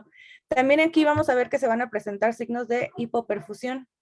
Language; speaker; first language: Spanish; native; Spanish